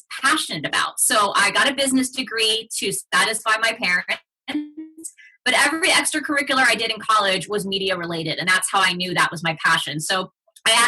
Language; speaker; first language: English; early bilingual, other home language; Spanish